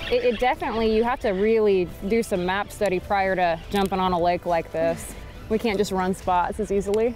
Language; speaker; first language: English; native; English